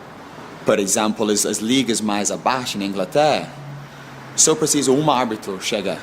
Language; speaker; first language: Portuguese; non-native, learner; English